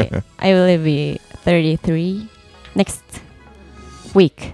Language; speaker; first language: English; non-native, learner; Japanese